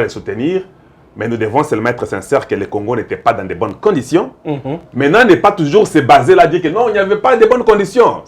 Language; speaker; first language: French; non-native, local second language; Lingala